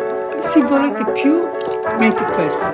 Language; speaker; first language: Italian; non-native, learner; Turkish